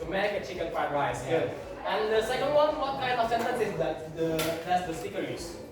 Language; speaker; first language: English; non-native, learner; Indonesian